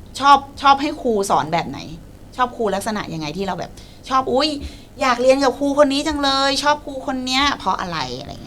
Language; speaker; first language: Thai; native; Thai